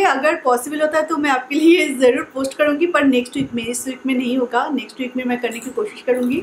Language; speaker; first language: Hindi; non-native, local second language; Bangla